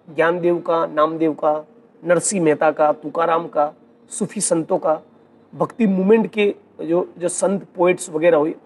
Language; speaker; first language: Hindi; non-native, local second language; Gujarati